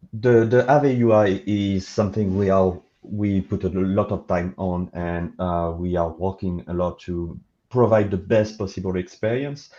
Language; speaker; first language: English; non-native, fluent; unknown